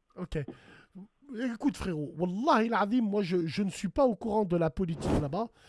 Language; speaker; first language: French; early bilingual, other home language; Arabic